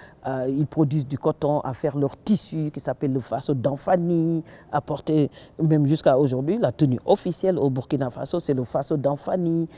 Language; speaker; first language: French; non-native, local second language; Wolof